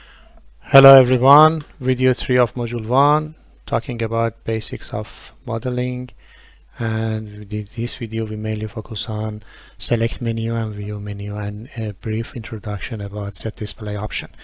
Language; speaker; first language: English; non-native, fluent; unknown